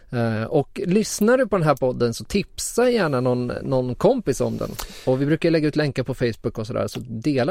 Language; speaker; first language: Swedish; native; Swedish